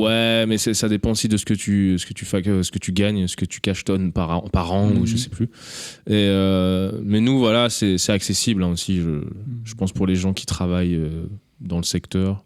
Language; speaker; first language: French; native; French